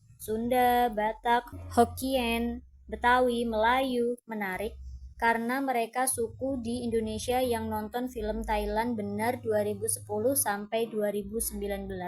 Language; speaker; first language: Indonesian; non-native, fluent; Thai